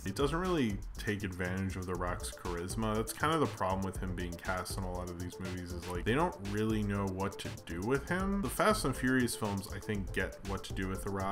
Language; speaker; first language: English; native; English